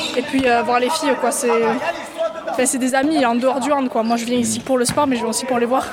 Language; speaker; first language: French; native; French